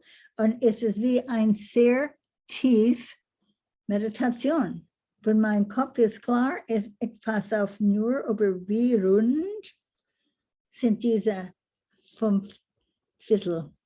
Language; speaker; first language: German; non-native, learner; English